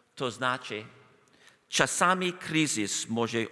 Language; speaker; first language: Polish; non-native, fluent; English